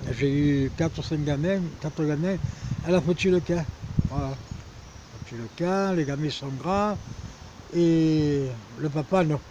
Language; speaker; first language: French; early bilingual, other home language; Spanish